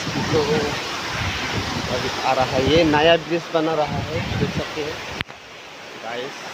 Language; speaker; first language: Hindi; non-native, local second language; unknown